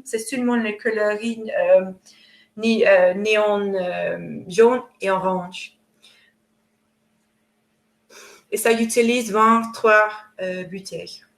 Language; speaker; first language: French; non-native, fluent; English